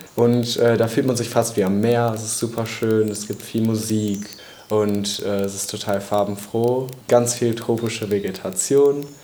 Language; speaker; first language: German; native; German